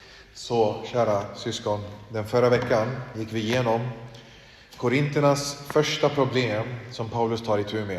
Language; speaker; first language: Swedish; early bilingual, other home language; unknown